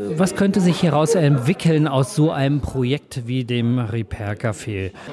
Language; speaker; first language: German; native; German